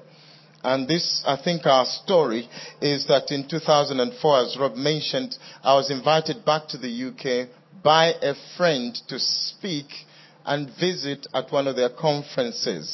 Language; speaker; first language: English; non-native, local second language; Bemba